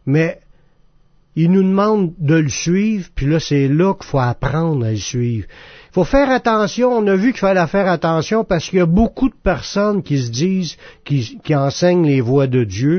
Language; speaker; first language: French; native; French